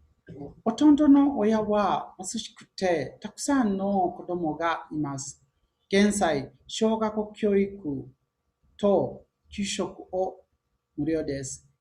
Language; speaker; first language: Japanese; non-native, learner; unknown